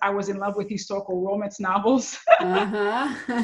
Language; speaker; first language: English; non-native, fluent; Haitian Creole